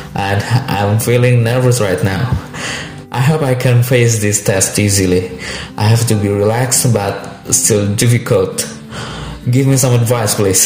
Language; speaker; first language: English; non-native, learner; Indonesian